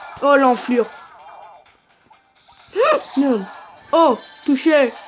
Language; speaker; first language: French; native; French